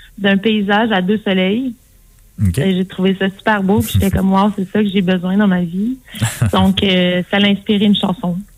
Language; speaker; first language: French; native; French